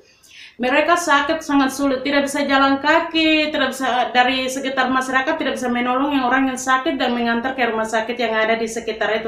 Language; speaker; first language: Indonesian; non-native, local second language; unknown